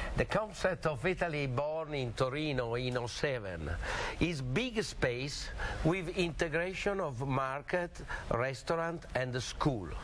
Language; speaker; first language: English; non-native, learner; Italian